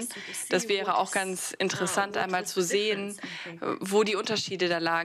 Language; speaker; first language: German; non-native, fluent; Russian